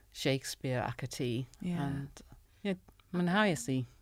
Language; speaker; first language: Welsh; non-native, learner; English